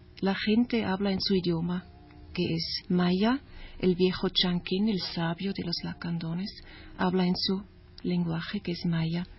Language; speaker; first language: Spanish; non-native, learner; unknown